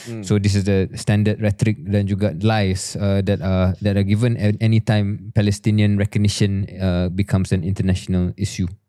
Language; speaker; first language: English; non-native, local second language; Malay